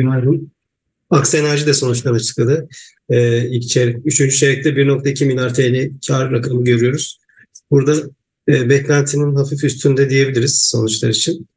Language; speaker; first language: Turkish; native; Turkish